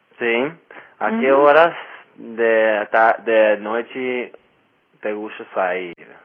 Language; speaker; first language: Portuguese; non-native, learner; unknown